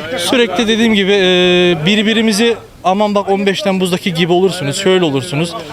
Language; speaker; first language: Turkish; native; Turkish